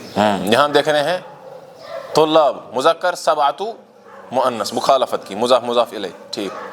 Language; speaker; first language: Urdu; non-native, local second language; Kashmiri